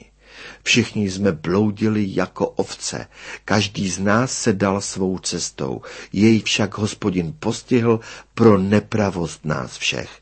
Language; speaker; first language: Czech; native; Czech